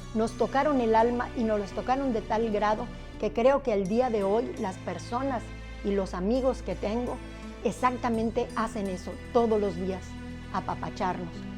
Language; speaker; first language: Spanish; early bilingual, other home language; Italian